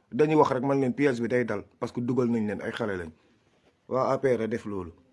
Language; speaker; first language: Wolof; non-native, local second language; Fula